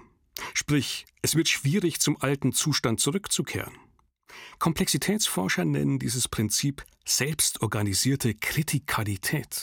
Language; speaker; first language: German; native; German